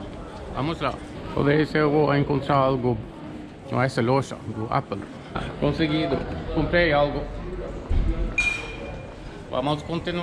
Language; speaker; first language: Portuguese; non-native, learner; Norwegian